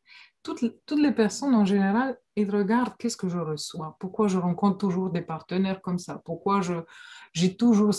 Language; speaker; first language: French; non-native, fluent; Romanian